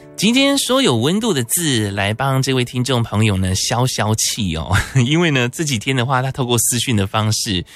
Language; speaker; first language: Chinese; native; Chinese